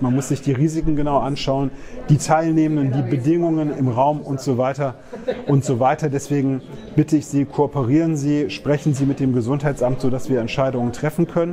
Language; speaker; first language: German; native; German